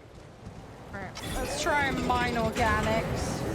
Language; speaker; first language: English; native; English